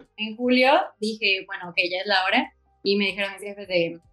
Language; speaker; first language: Spanish; native; Spanish